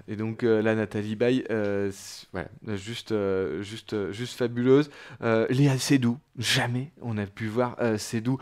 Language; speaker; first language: French; native; French